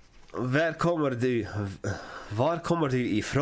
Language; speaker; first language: Swedish; non-native, learner; English